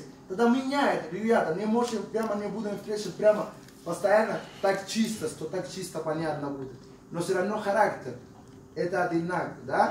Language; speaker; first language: Russian; non-native, fluent; Spanish